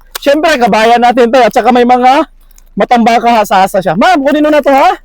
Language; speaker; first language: Filipino; non-native, local second language; Cebuano